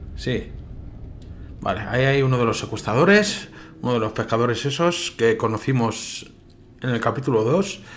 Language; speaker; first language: Spanish; native; Spanish